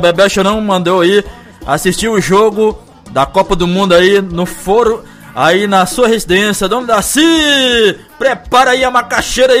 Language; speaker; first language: Portuguese; native; Portuguese